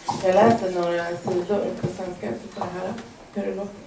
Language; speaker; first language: Swedish; early bilingual, other home language; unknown